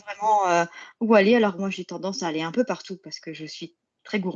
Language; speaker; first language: French; native; French